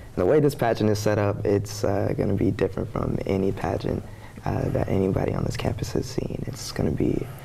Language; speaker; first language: English; native; English